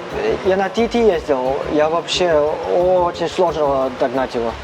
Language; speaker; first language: Russian; non-native, learner; Cantonese